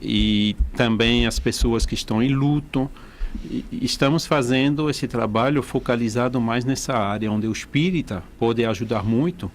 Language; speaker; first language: Portuguese; non-native, fluent; French